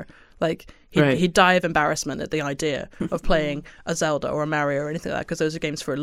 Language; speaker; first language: English; native; English